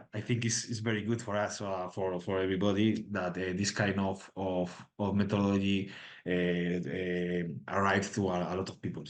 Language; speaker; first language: English; non-native, learner; Spanish